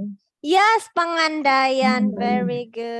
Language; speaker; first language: English; non-native, fluent; Indonesian